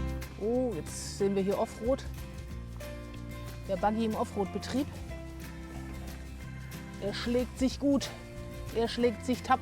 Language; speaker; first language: German; native; German